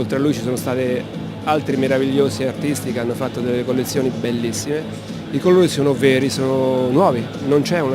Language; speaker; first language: Italian; native; Italian